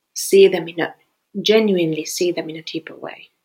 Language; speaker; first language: English; non-native, fluent; Finnish